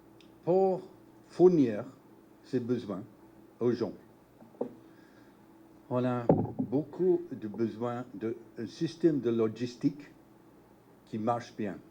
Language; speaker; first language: French; non-native, learner; English